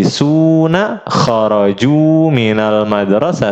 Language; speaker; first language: Arabic; non-native, fluent; Indonesian